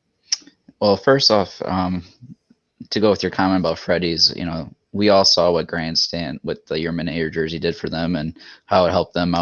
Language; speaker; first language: English; native; English